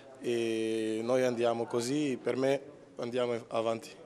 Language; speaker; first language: Italian; non-native, fluent; Portuguese